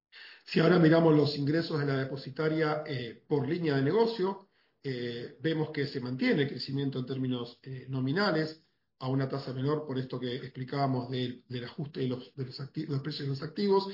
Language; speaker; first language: Spanish; native; Spanish